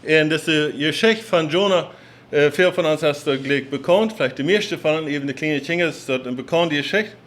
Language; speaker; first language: German; non-native, learner; English